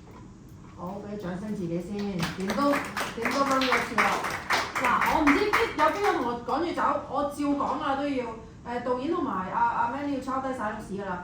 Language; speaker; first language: Cantonese; native; Cantonese